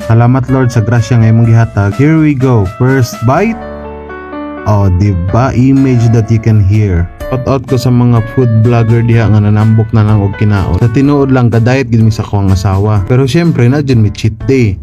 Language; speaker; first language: Cebuano; non-native, local second language; Hiligaynon